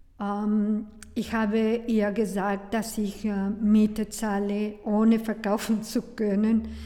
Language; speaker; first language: German; non-native, learner; Spanish